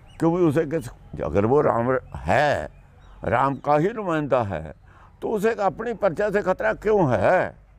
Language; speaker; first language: Hindi; non-native, local second language; Punjabi